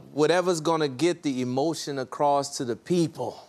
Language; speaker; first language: English; native; English